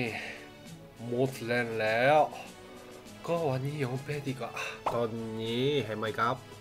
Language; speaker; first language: Thai; non-native, learner; Japanese